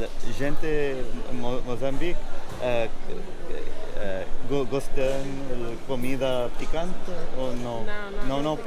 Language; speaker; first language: Portuguese; non-native, learner; English